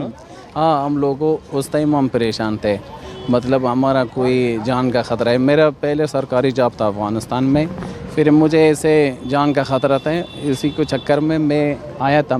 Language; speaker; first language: Hindi; non-native, learner; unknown